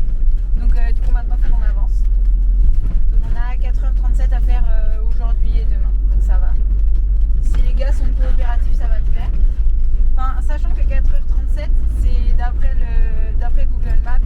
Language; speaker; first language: French; native; French